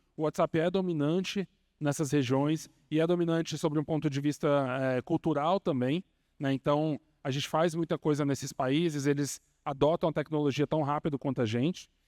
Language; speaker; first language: Portuguese; native; Portuguese